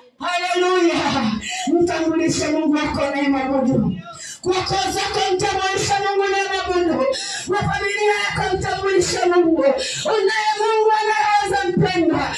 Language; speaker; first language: Swahili; native; Swahili